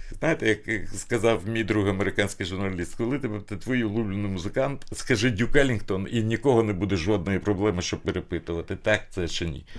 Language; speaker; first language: Ukrainian; native; Ukrainian